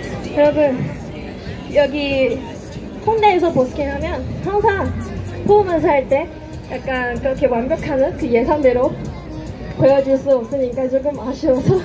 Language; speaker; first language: Korean; non-native, fluent; Chinese